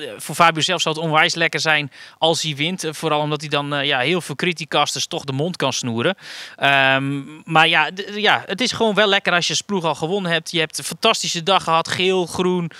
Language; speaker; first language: Dutch; native; Dutch